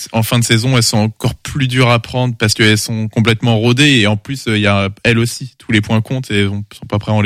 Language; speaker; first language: French; native; French